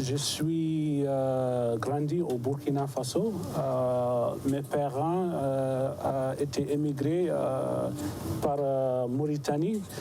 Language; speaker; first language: French; non-native, learner; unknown